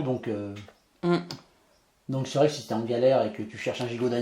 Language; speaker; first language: French; native; French